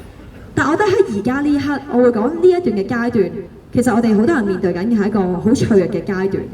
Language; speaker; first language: Cantonese; native; Cantonese